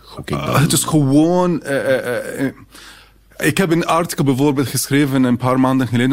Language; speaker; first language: Dutch; non-native, fluent; Arabic